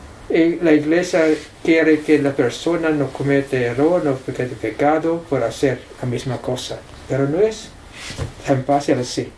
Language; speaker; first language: Spanish; non-native, fluent; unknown